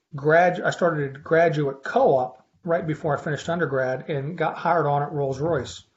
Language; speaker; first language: English; native; English